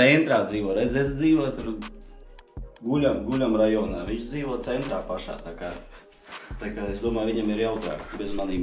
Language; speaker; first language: Latvian; non-native, local second language; Russian